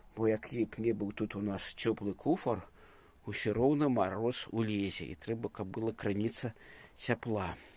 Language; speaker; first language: Belarusian; native; Belarusian